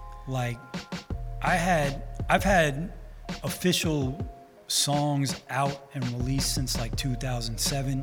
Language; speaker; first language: English; native; English